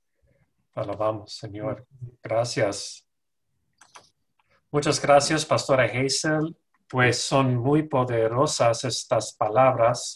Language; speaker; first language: Spanish; non-native, fluent; English